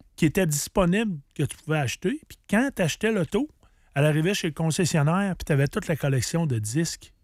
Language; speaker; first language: French; native; French